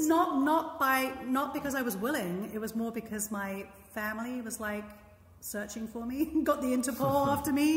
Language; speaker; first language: English; native; English